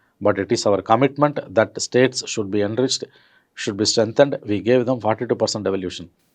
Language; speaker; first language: English; non-native, local second language; Tamil